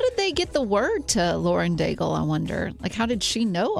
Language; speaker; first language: English; native; English